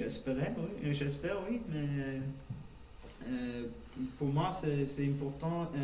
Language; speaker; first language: French; non-native, learner; Norwegian